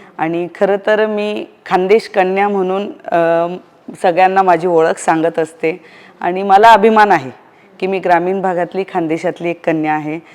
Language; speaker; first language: Marathi; native; Marathi